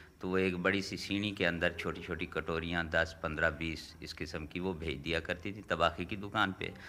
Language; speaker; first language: Urdu; non-native, local second language; Saraiki